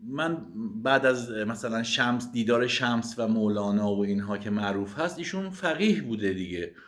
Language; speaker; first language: Persian; native; Persian